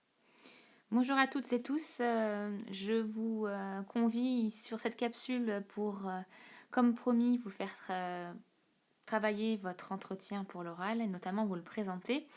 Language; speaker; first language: French; native; French